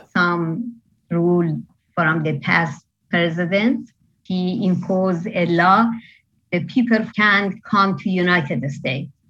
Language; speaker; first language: English; non-native, fluent; Persian